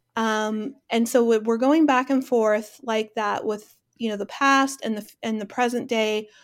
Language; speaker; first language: English; native; English